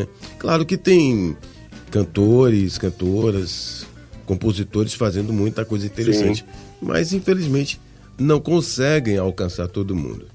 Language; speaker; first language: Portuguese; native; Portuguese